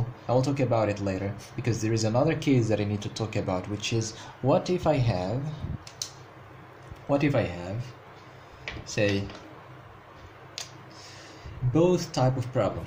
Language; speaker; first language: English; non-native, fluent; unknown